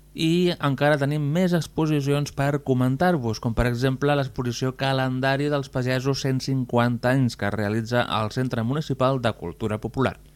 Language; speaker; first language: Catalan; native; Catalan